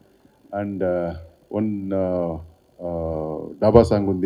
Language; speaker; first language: Telugu; non-native, learner; Kannada